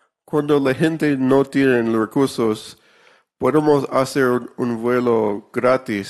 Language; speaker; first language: Spanish; non-native, fluent; English